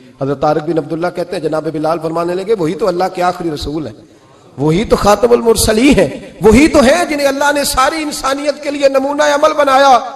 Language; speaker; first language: Urdu; non-native, local second language; Punjabi